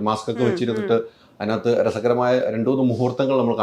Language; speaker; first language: Malayalam; native; Malayalam